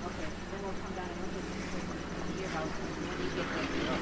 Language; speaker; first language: English; native; English